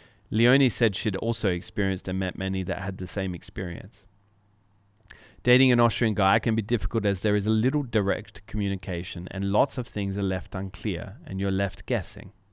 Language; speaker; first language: English; native; English